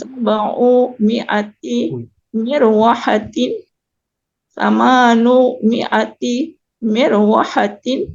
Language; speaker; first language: Arabic; non-native, learner; Indonesian